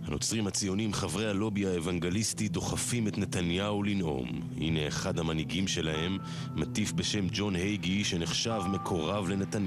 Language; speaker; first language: Hebrew; native; Hebrew